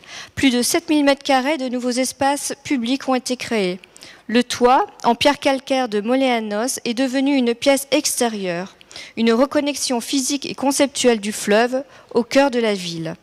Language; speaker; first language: French; native; French